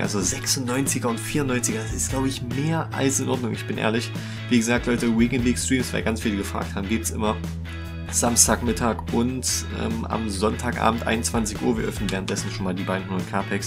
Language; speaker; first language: German; native; German